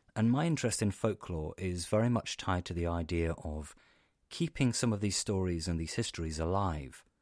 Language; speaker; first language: English; native; English